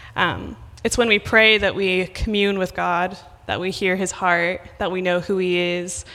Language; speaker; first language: English; native; English